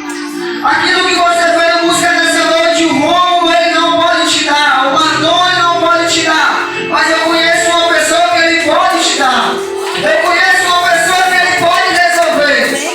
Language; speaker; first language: Portuguese; native; Portuguese